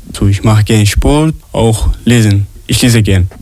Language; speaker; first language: German; non-native, learner; Arabic